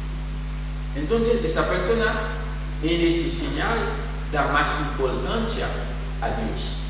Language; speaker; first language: Spanish; non-native, fluent; French